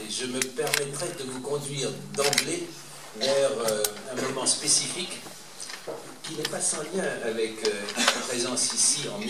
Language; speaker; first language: French; native; French